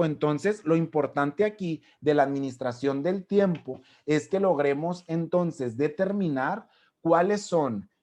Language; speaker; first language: Spanish; native; Spanish